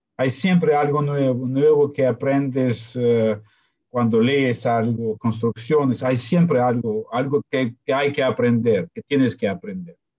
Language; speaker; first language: Spanish; non-native, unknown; Russian